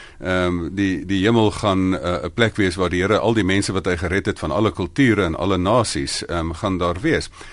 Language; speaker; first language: Afrikaans; native; Afrikaans